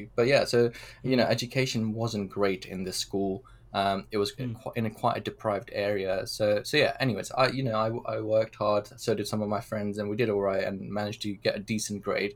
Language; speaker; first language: English; early bilingual, other home language; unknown